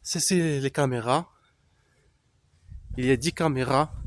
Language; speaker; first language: French; non-native, local second language; Arabic